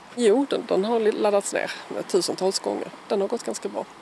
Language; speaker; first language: Swedish; native; Swedish